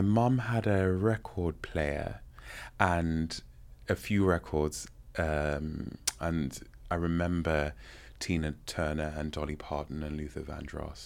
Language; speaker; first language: English; non-native, local second language; Yoruba